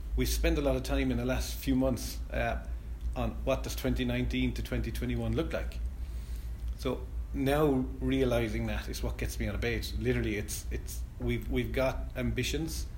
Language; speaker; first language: English; native; English